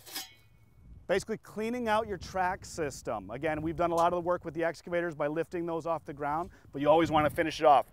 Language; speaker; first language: English; native; English